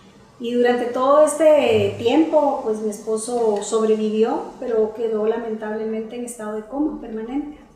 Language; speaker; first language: Spanish; native; Spanish